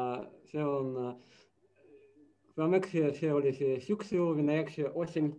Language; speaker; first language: Finnish; non-native, learner; Russian